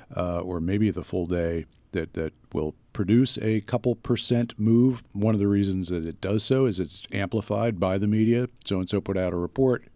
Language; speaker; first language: English; native; English